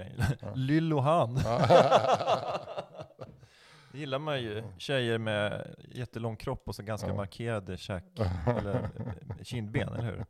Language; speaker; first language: Swedish; native; Swedish